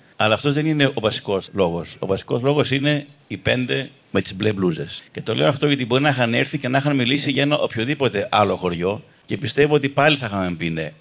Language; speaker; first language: Greek; native; Greek